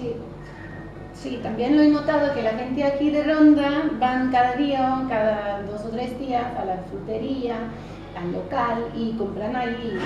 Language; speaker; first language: Spanish; non-native, fluent; English